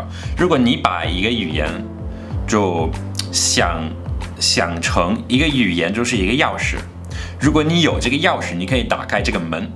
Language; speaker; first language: Chinese; non-native, fluent; English